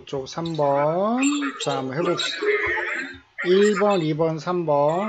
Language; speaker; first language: Korean; native; Korean